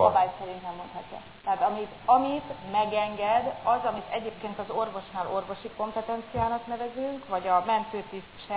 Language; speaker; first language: Hungarian; native; Hungarian